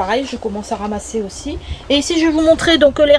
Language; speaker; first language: French; native; French